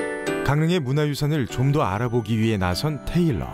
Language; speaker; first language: Korean; native; Korean